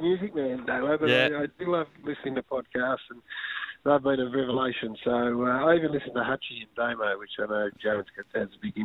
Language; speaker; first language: English; native; English